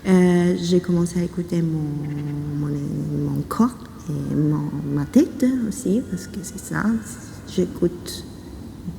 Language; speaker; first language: French; non-native, fluent; Italian